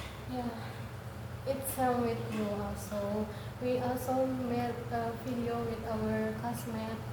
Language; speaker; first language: English; non-native, learner; Indonesian